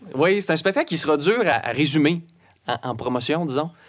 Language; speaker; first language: French; native; French